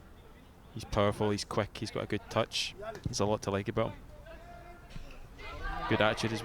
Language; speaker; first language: English; native; English